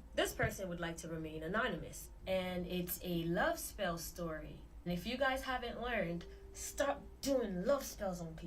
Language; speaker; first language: English; early bilingual, other home language; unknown